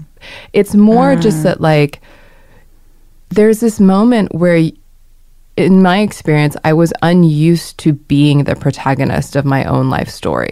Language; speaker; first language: English; non-native, local second language; Korean